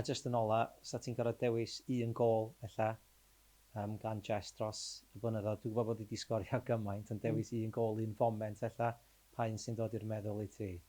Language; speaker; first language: Welsh; native; Welsh